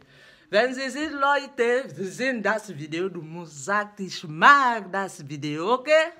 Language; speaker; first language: German; non-native, learner; French